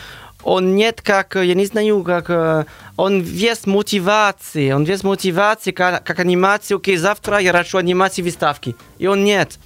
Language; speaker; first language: Russian; non-native, learner; French